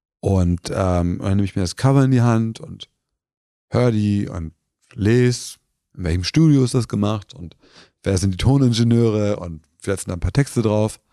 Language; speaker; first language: German; early bilingual, other home language; Turkish